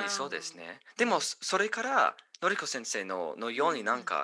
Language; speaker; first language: Japanese; non-native, fluent; English